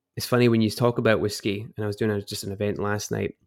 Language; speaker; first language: English; native; English